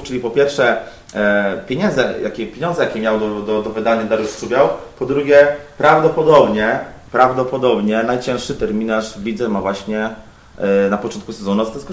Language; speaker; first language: Polish; native; Polish